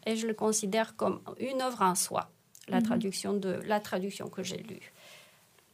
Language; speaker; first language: French; non-native, fluent; Romanian